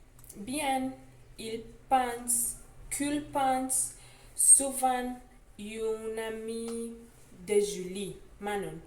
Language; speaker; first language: French; non-native, learner; Spanish